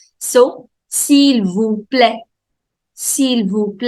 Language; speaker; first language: French; non-native, fluent; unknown